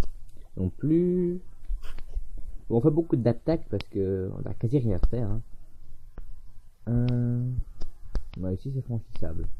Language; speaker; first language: French; native; French